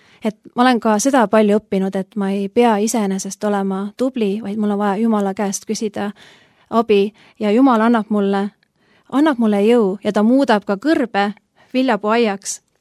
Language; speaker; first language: Estonian; native; Estonian